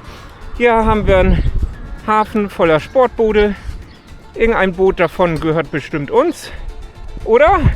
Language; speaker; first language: German; native; German